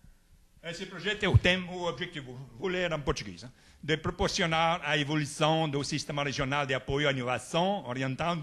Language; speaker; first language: Portuguese; non-native, fluent; French